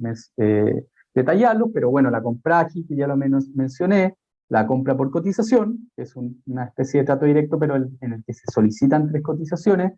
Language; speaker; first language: Spanish; native; Spanish